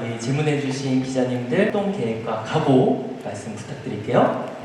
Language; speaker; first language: Korean; native; Korean